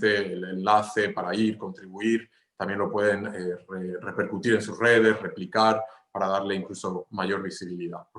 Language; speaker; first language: Spanish; non-native, fluent; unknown